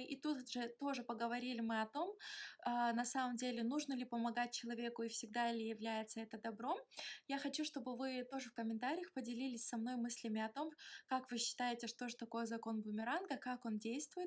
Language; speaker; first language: Russian; native; Russian